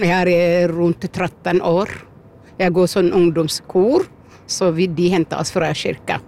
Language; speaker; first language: Norwegian; non-native, learner; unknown